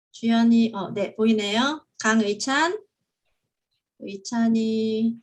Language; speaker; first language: Korean; native; Korean